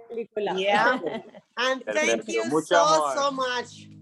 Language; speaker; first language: English; non-native, learner; Spanish